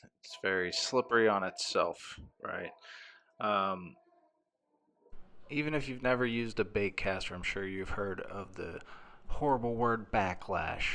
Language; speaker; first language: English; native; English